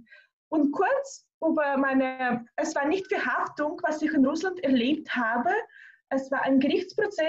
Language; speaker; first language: German; non-native, fluent; Russian